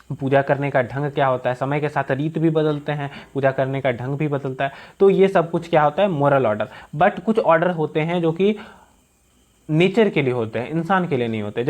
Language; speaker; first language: Hindi; native; Hindi